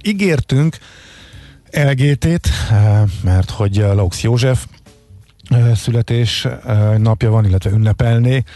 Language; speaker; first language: Hungarian; native; Hungarian